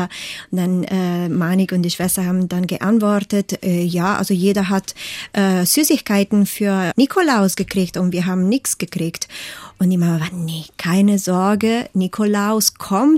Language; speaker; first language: German; non-native, fluent; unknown